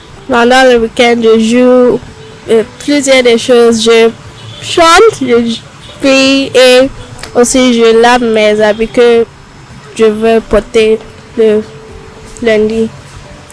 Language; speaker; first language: French; non-native, learner; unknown